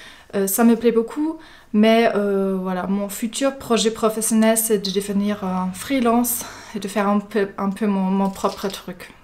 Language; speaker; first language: French; non-native, fluent; German